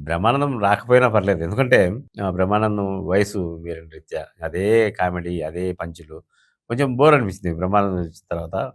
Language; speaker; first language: Telugu; native; Telugu